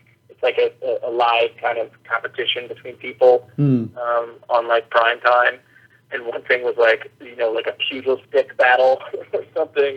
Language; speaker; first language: English; native; English